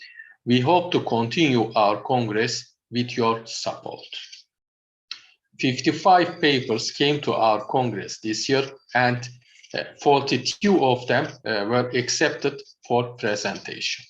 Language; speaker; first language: English; non-native, learner; Turkish